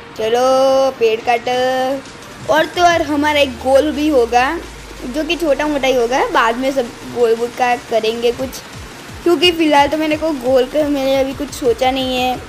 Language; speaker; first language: Hindi; non-native, local second language; Gujarati